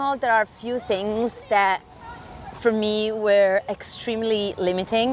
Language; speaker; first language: English; non-native, fluent; Italian